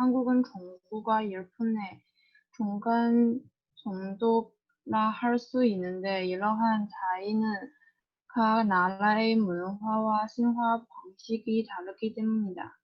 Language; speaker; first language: Korean; non-native, learner; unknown